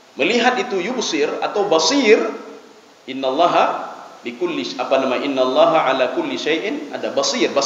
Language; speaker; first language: Malay; non-native, local second language; Achinese